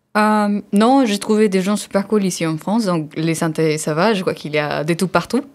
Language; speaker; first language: French; non-native, fluent; Spanish